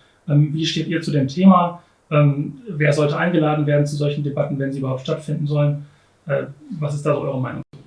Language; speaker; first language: German; native; German